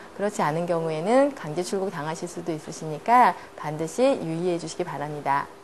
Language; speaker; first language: Korean; native; Korean